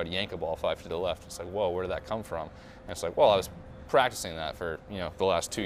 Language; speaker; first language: English; native; English